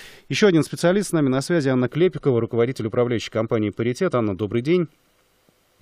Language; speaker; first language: Russian; native; Russian